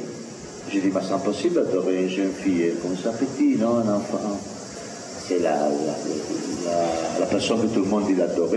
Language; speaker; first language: French; non-native, fluent; Italian